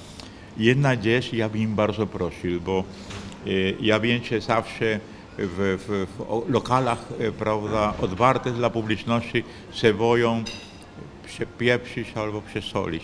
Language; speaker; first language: Polish; non-native, fluent; Spanish